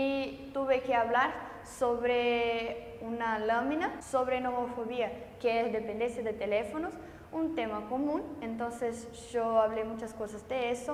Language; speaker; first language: Spanish; non-native, fluent; Portuguese